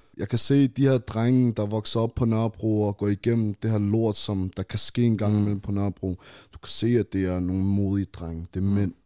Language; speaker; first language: Danish; early bilingual, other home language; Arabic